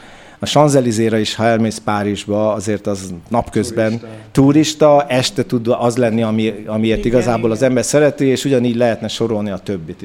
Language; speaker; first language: Hungarian; native; Hungarian